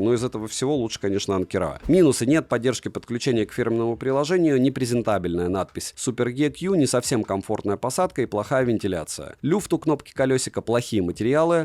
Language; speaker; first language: Russian; native; Russian